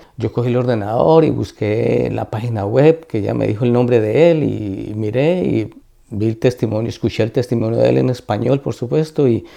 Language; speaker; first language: Spanish; native; Spanish